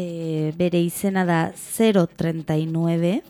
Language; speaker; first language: Basque; non-native, local second language; Spanish